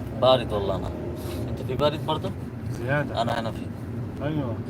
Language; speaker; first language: Arabic; non-native, learner; Bangla